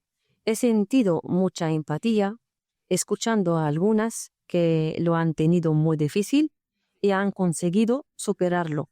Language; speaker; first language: Spanish; non-native, fluent; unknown